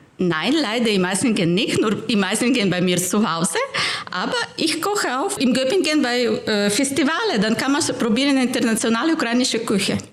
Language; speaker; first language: German; non-native, fluent; Ukrainian